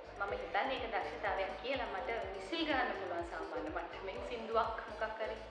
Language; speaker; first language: Sinhala; non-native, local second language; Tamil